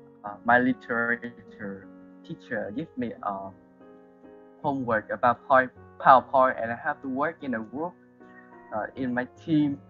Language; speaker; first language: English; non-native, learner; Vietnamese